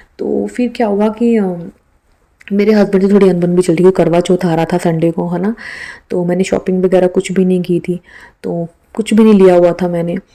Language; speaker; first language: Hindi; native; Hindi